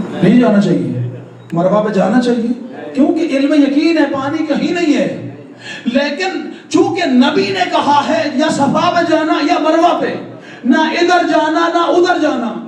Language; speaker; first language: Urdu; native; Urdu